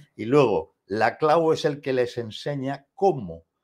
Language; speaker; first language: Spanish; native; Spanish